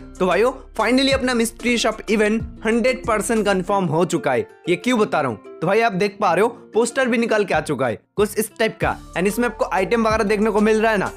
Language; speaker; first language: Hindi; non-native, local second language; Bangla